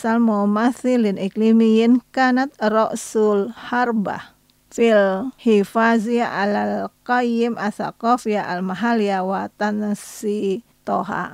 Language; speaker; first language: Arabic; non-native, learner; Indonesian